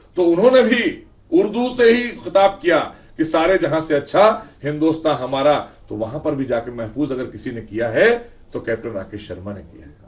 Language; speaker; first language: Hindi; native; Hindi